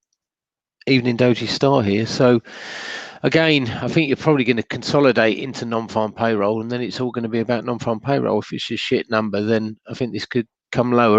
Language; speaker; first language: English; native; English